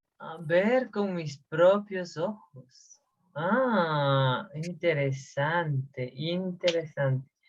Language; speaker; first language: Spanish; native; Spanish